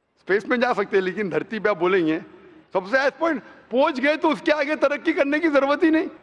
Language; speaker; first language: Hindi; non-native, local second language; Konkani